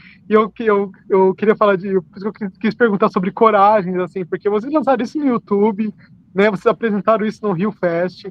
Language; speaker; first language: Portuguese; native; Portuguese